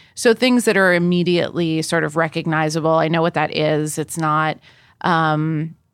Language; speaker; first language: English; native; English